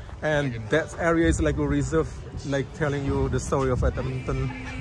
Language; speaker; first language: English; non-native, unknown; Indonesian